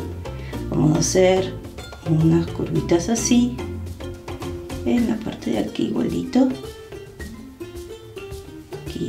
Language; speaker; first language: Spanish; native; Spanish